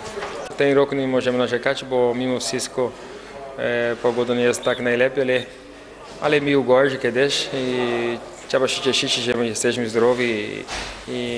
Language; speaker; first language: Polish; non-native, fluent; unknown